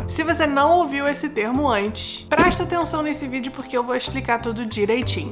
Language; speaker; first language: Portuguese; early bilingual, heritage; Portuguese